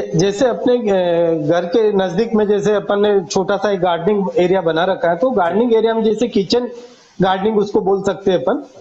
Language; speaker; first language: Hindi; non-native, local second language; Gujarati